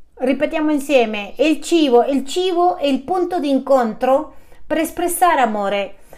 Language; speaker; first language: Italian; non-native, fluent; Spanish